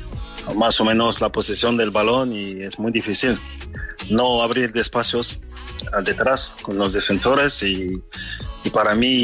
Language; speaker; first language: Spanish; non-native, fluent; French